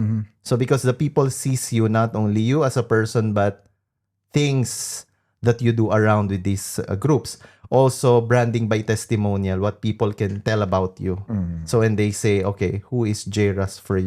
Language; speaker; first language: English; non-native, local second language; Filipino